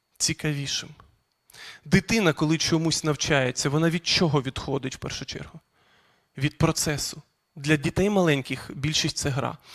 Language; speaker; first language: Ukrainian; non-native, local second language; Russian